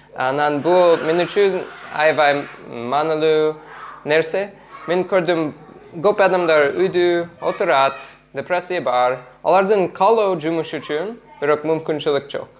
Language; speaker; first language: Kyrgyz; non-native, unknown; English